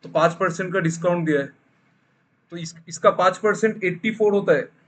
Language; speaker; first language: Hindi; non-native, local second language; Bangla